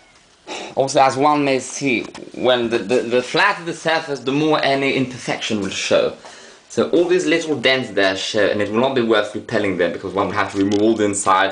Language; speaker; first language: English; non-native, fluent; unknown